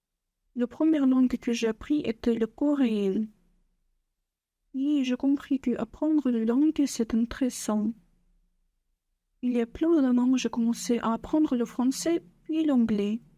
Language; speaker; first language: French; non-native, learner; Russian